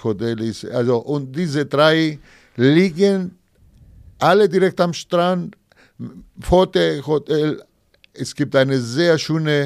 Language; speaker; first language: German; non-native, fluent; Greek